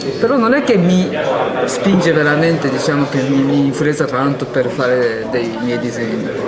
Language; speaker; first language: Italian; non-native, fluent; Japanese